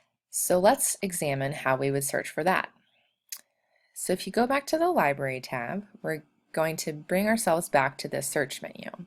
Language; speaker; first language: English; native; English